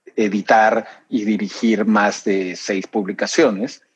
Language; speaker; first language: Spanish; native; Spanish